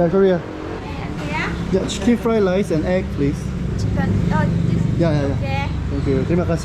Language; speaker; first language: English; non-native, learner; Korean